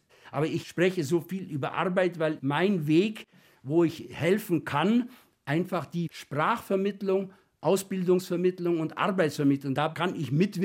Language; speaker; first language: German; native; German